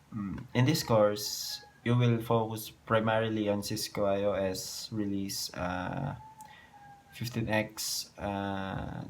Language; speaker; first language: English; non-native, local second language; Filipino